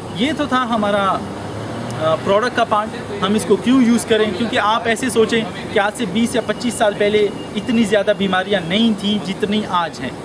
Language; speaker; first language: Urdu; non-native, local second language; Pashto